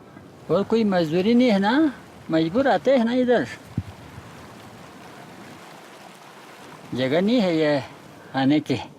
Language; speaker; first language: Hindi; non-native, local second language; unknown